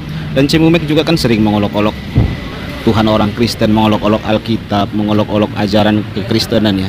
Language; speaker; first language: Indonesian; native; Indonesian